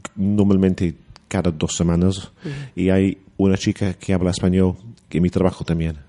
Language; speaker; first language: Spanish; non-native, learner; English